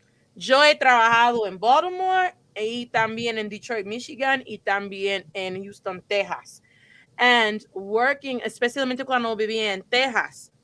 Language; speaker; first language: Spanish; non-native, fluent; English